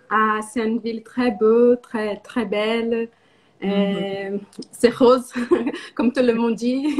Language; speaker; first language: French; non-native, learner; Portuguese